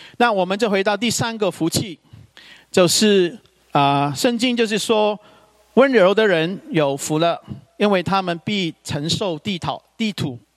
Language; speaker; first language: Chinese; non-native, local second language; Cantonese